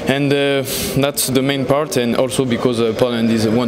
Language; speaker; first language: English; non-native, learner; French